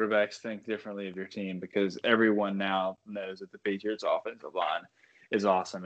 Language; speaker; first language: English; native; English